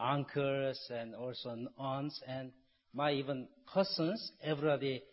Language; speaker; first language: English; non-native, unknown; Korean